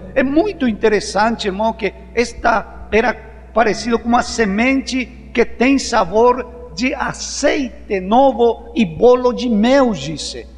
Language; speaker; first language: Portuguese; non-native, fluent; Spanish